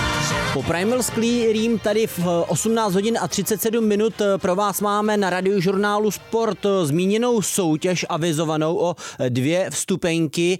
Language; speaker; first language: Czech; native; Czech